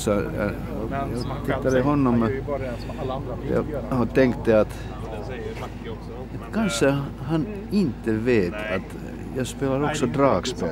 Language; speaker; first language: Swedish; non-native, local second language; Finnish